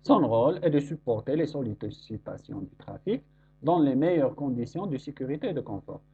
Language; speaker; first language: French; non-native, local second language; Arabic